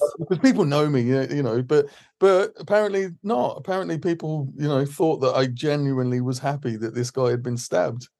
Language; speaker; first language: English; native; English